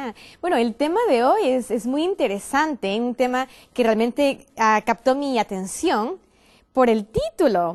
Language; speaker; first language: Spanish; native; Spanish